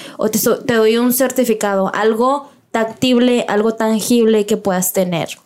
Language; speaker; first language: Spanish; early bilingual, heritage; Spanish